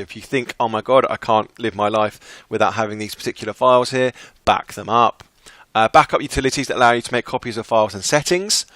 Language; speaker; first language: English; native; English